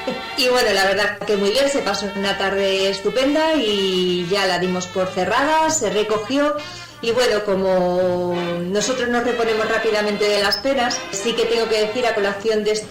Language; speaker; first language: Spanish; native; Spanish